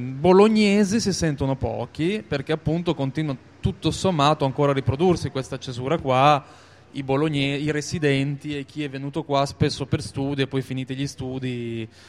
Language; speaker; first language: Italian; native; Italian